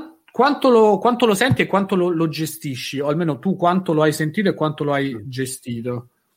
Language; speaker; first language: Italian; native; Italian